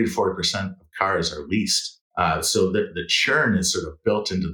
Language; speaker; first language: English; native; English